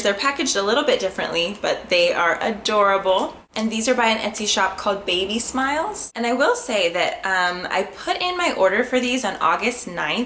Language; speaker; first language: English; native; English